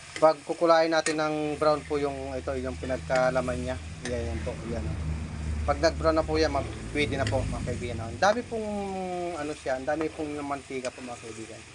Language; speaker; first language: Filipino; non-native, local second language; Pangasinan